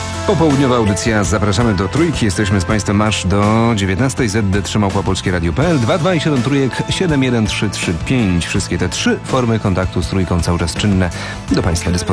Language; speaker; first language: Polish; native; Polish